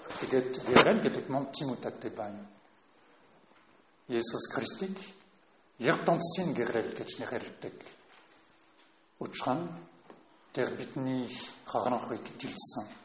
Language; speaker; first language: Mongolian; non-native, fluent; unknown